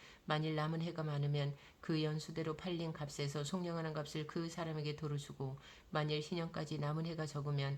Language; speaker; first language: Korean; native; Korean